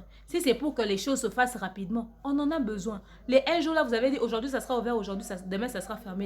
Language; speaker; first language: French; non-native, local second language; Lingala